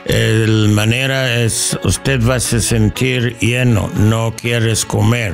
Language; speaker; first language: Spanish; non-native, learner; English